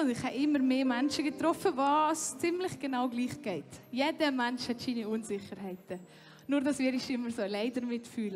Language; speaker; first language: German; native; German